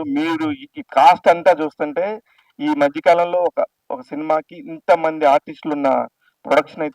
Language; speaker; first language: Telugu; native; Telugu